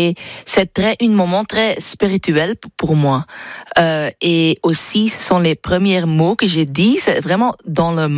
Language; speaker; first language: French; non-native, learner; Dutch